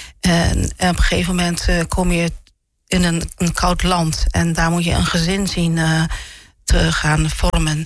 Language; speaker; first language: Dutch; early bilingual, other home language; Malay